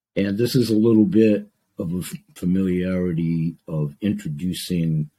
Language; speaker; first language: English; native; English